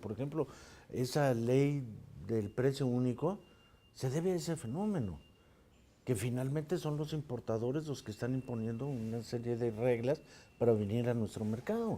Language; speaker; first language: Spanish; native; Spanish